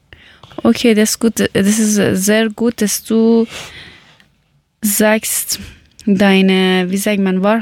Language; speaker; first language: German; non-native, learner; Persian